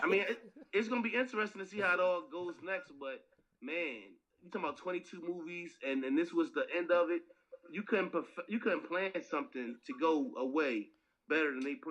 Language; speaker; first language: English; native; English